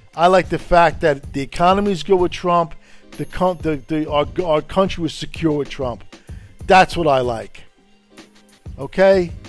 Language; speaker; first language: English; non-native, fluent; Italian